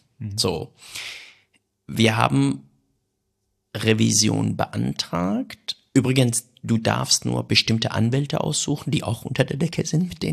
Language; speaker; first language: German; non-native, fluent; Persian